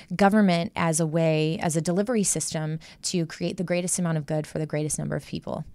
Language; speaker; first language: English; native; English